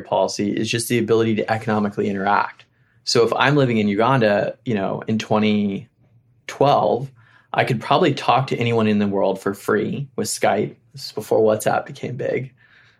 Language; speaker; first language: English; native; English